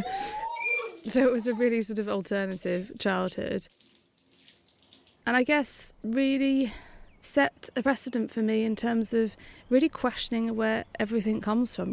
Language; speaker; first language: English; native; English